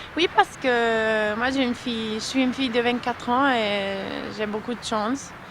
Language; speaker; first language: French; non-native, local second language; Italian